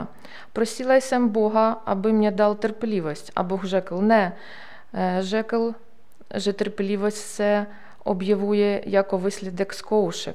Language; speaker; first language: Czech; non-native, learner; Ukrainian